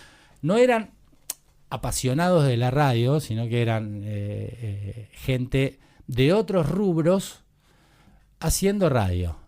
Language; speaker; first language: Spanish; native; Spanish